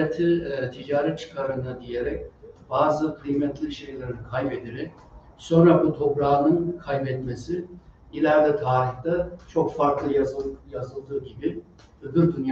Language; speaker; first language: Turkish; non-native, fluent; Uyghur